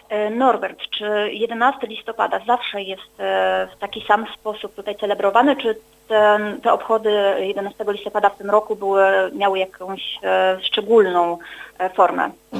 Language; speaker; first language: Polish; native; Polish